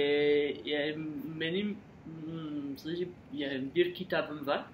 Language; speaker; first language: Azerbaijani; non-native, learner; French